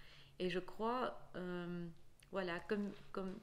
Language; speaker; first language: French; non-native, fluent; Dutch